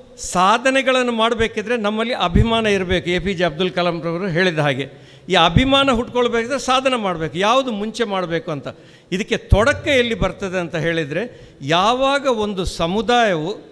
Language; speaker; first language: Kannada; non-native, local second language; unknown